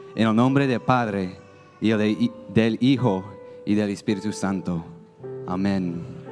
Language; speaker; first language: Spanish; non-native, fluent; English